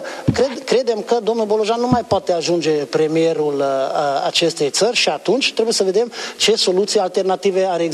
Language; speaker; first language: Romanian; non-native, local second language; Hungarian